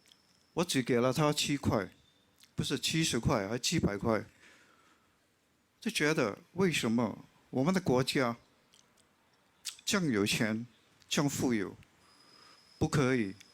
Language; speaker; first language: Chinese; non-native, local second language; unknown